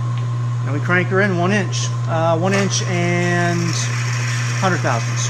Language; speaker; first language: English; native; English